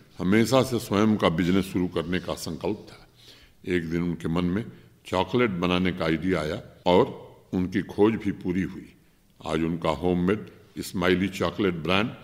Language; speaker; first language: Hindi; native; Hindi